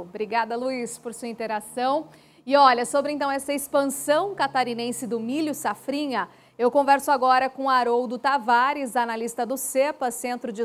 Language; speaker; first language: Portuguese; native; Portuguese